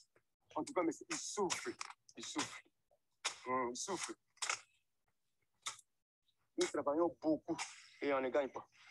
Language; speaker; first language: French; non-native, fluent; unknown